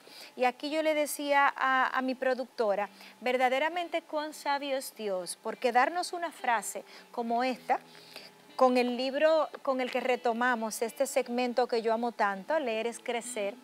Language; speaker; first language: Spanish; native; Spanish